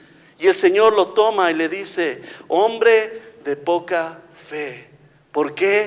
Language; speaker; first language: Spanish; native; Spanish